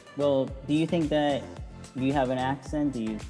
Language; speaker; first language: English; native; English